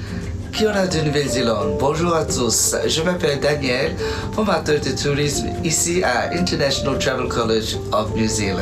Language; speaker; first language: French; non-native, fluent; English